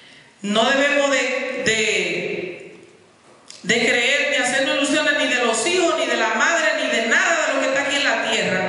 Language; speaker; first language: Spanish; native; Spanish